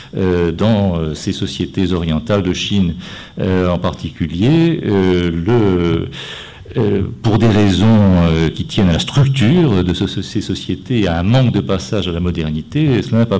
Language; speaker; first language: French; native; French